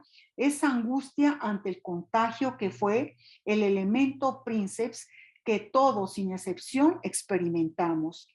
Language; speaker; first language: Spanish; native; Spanish